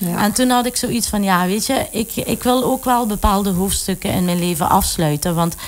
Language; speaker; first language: Dutch; early bilingual, other home language; Italian